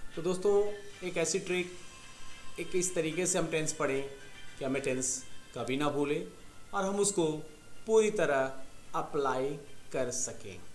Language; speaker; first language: Hindi; native; Hindi